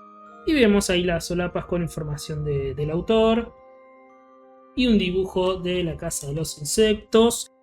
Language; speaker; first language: Spanish; native; Spanish